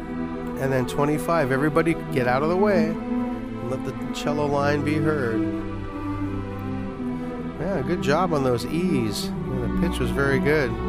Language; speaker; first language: English; native; English